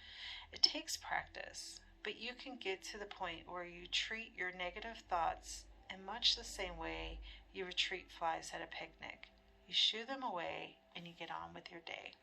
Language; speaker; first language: English; native; English